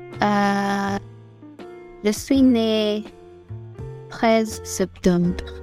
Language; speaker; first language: French; non-native, learner; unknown